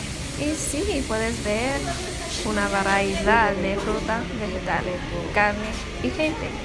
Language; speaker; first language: Spanish; non-native, fluent; English